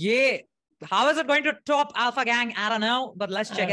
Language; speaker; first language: English; non-native, local second language; Hindi